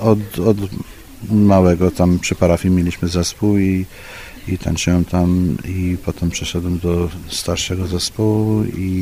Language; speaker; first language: Polish; early bilingual, heritage; Polish